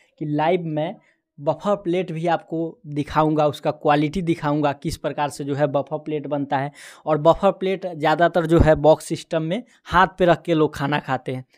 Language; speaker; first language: Hindi; native; Hindi